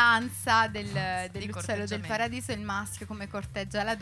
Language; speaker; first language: Italian; native; Italian